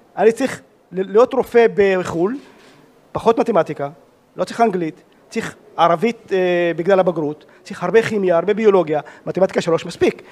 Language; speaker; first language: Hebrew; non-native, local second language; Arabic